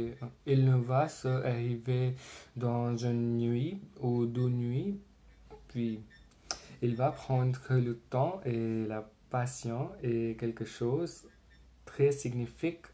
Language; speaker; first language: French; non-native, learner; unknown